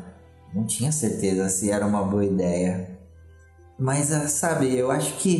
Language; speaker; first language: Portuguese; native; Portuguese